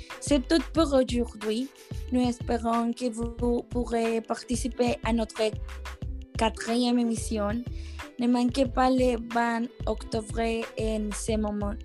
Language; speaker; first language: French; non-native, learner; Spanish